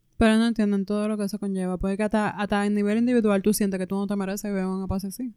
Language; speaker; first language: Spanish; native; Spanish